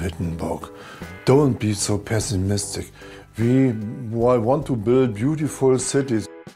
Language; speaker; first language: English; non-native, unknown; German